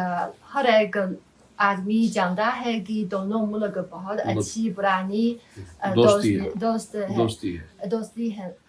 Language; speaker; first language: Hindi; non-native, fluent; Chinese